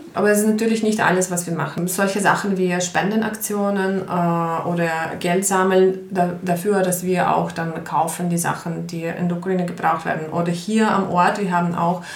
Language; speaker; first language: German; non-native, fluent; Ukrainian